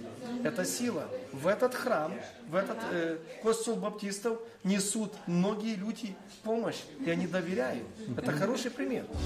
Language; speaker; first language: Russian; non-native, local second language; Ukrainian